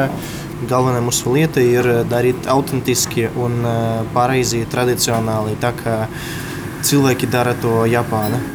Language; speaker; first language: Latvian; non-native, local second language; Russian